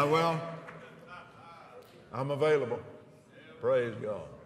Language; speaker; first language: English; native; English